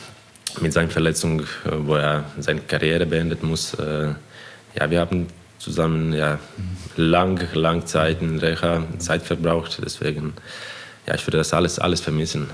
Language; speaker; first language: German; non-native, fluent; Croatian